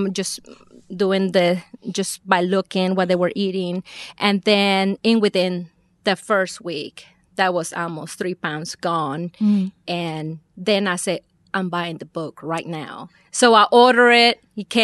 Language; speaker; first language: English; non-native, fluent; Spanish